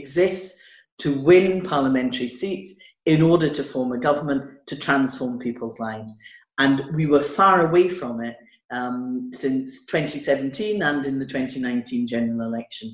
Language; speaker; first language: English; native; English